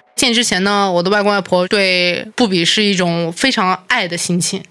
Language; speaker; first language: Chinese; native; Chinese